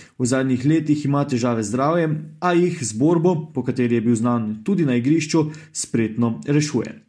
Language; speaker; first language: Slovenian; native; Slovenian